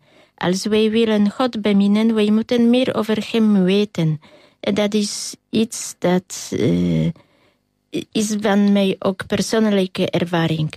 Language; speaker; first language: Dutch; non-native, fluent; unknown